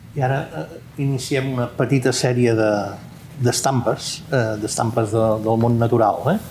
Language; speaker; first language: Catalan; native; Catalan